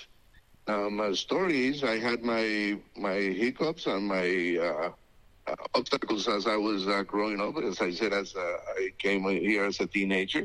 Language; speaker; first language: English; non-native, fluent; Spanish